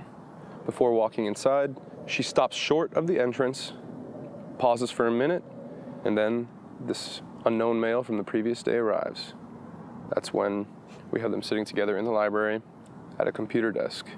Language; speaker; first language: English; native; English